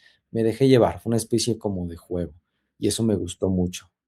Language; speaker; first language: Spanish; native; Spanish